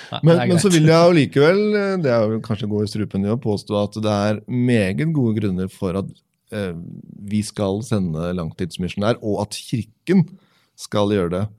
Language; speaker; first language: Norwegian; native; Norwegian